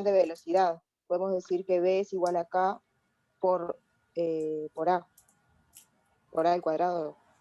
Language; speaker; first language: Spanish; native; Spanish